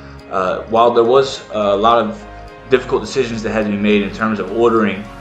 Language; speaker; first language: English; native; English